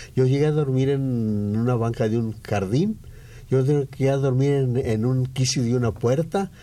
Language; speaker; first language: Spanish; native; Spanish